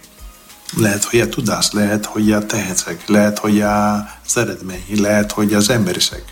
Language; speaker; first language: Hungarian; non-native, fluent; Greek